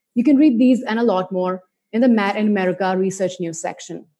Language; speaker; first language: English; non-native, local second language; Hindi